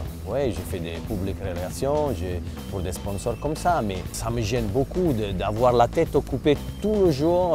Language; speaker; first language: French; non-native, fluent; Italian